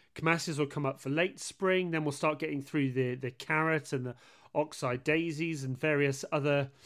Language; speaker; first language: English; native; English